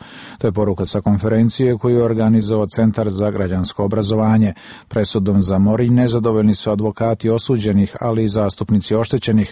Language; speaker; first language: Serbian; native; Serbian